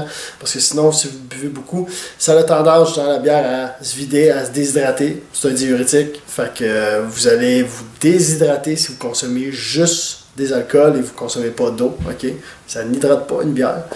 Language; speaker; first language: French; native; French